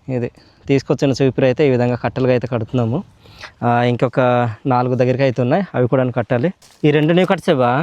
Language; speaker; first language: Telugu; non-native, local second language; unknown